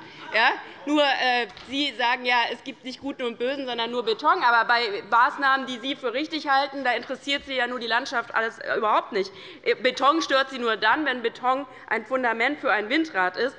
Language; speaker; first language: German; native; German